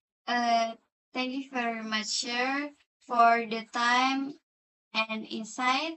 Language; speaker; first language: English; non-native, learner; Indonesian